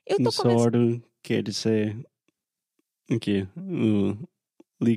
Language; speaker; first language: Portuguese; non-native, fluent; English